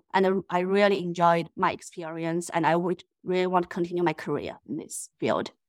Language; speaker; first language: English; non-native, fluent; Chinese